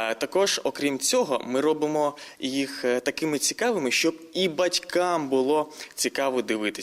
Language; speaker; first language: Ukrainian; native; Ukrainian